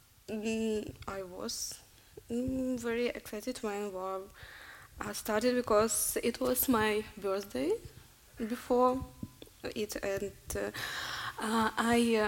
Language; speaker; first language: English; non-native, learner; Russian